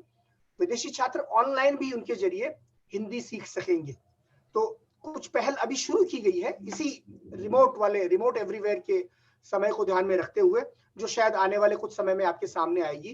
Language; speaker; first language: Hindi; native; Hindi